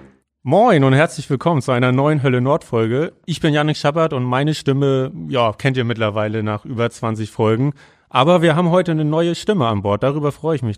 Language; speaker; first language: German; native; German